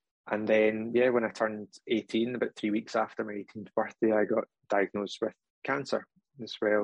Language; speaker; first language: English; native; English